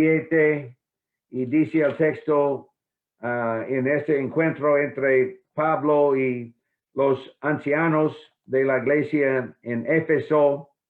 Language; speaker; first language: Spanish; non-native, fluent; English